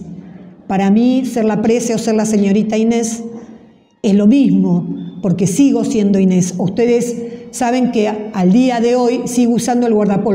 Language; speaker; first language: Spanish; native; Spanish